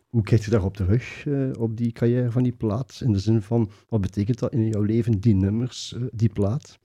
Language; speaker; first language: Dutch; native; Dutch